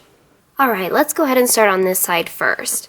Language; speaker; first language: English; native; English